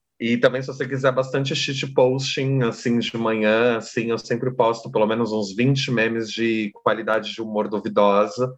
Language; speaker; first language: Portuguese; native; Portuguese